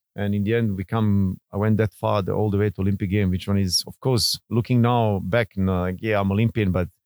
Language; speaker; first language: English; non-native, fluent; Bosnian